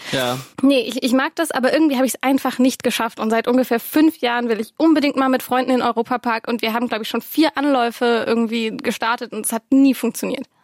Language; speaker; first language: German; native; German